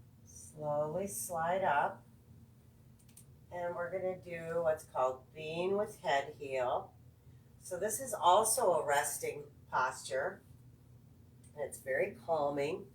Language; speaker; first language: English; native; English